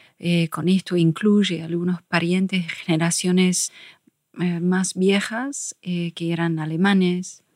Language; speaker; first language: Spanish; non-native, fluent; English